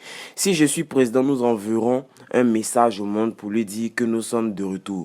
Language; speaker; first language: French; native; French